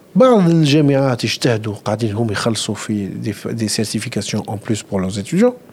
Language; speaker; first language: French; non-native, local second language; Arabic